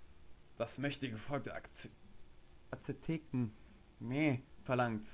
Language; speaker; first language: German; native; German